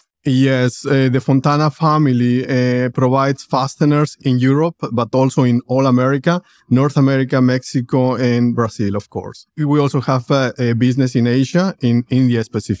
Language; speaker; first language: English; non-native, fluent; Spanish